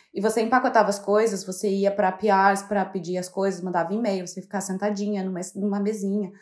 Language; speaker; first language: Portuguese; native; Portuguese